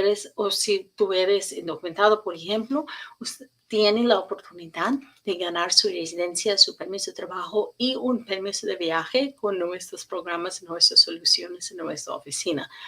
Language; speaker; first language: Spanish; non-native, learner; English